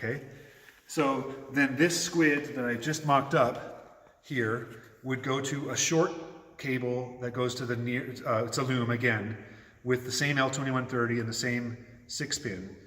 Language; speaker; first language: English; native; English